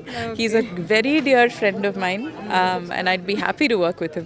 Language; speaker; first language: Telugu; non-native, local second language; Malayalam